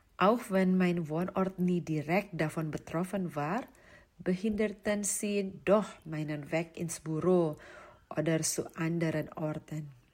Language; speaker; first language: German; non-native, fluent; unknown